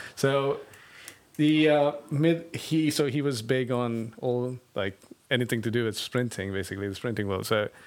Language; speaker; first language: English; non-native, local second language; Tamil